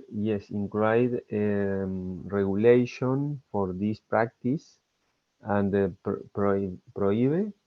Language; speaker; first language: English; non-native, learner; Spanish